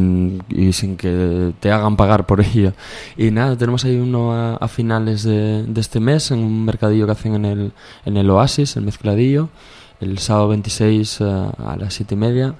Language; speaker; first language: Spanish; native; Spanish